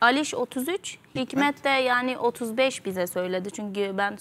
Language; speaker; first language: Turkish; native; Turkish